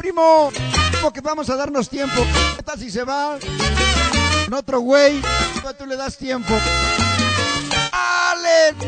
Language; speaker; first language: Spanish; native; Spanish